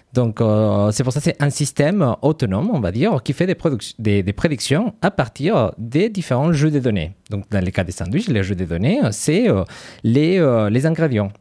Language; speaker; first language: French; non-native, fluent; Spanish